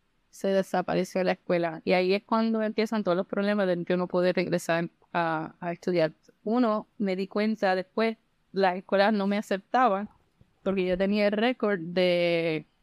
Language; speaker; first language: Spanish; early bilingual, heritage; Spanish